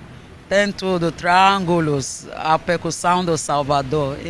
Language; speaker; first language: Portuguese; non-native, fluent; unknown